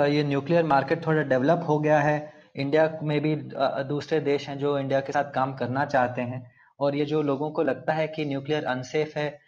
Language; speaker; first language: Hindi; non-native, local second language; Telugu